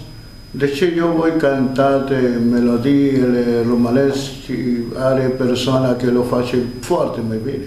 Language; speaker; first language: Romanian; non-native, learner; Spanish